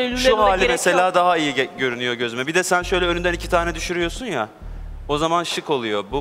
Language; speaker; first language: Turkish; native; Turkish